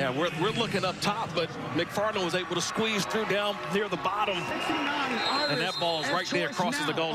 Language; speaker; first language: English; native; English